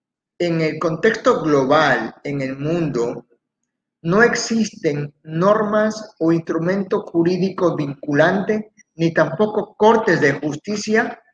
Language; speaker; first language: Spanish; native; Spanish